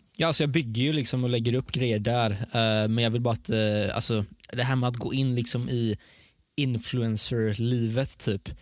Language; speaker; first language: Swedish; early bilingual, other home language; Persian